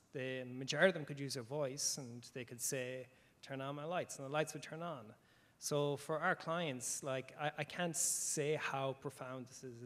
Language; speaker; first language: English; native; English